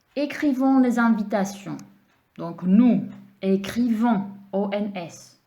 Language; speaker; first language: French; non-native, fluent; Czech